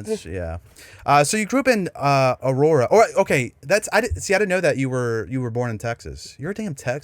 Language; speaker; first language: English; native; English